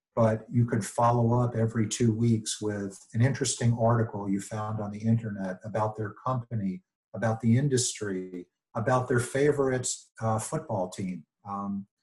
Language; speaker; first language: English; native; English